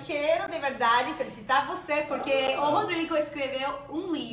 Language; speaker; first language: Portuguese; non-native, fluent; Spanish